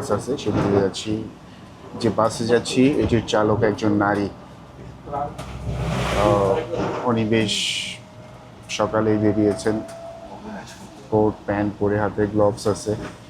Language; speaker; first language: Bangla; native; Bangla